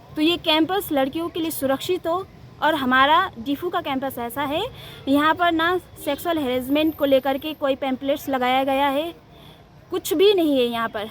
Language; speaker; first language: Hindi; native; Hindi